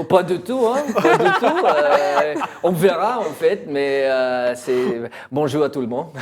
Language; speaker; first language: French; non-native, learner; English